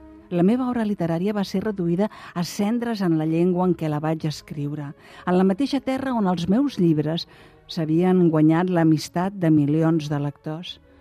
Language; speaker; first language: Catalan; native; Catalan